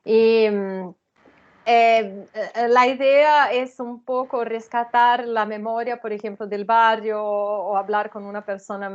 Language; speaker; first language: Spanish; non-native, fluent; Portuguese